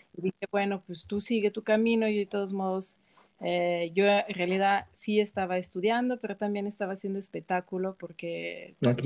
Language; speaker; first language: Spanish; non-native, fluent; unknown